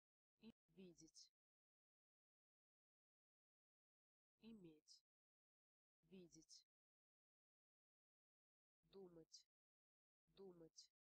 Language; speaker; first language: Russian; non-native, learner; English